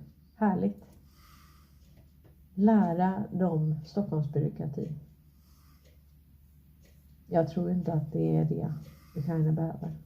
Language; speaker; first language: Swedish; native; Swedish